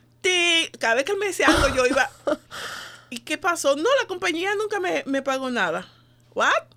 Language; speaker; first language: Spanish; native; Spanish